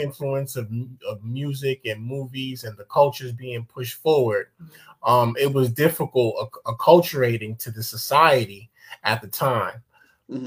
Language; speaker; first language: English; early bilingual, other home language; Akan